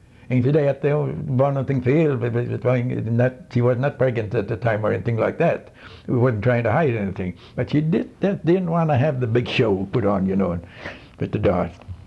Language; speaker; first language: English; non-native, fluent; Swedish